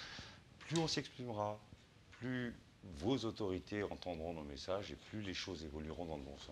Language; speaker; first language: French; native; French